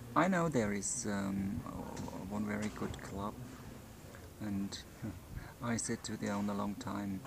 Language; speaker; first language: English; non-native, fluent; German